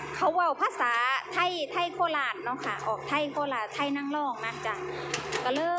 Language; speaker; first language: Thai; native; Thai